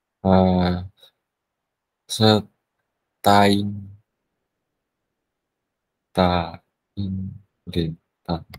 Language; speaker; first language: Chinese; non-native, learner; Vietnamese